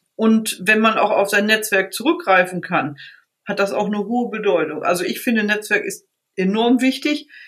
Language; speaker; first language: German; native; German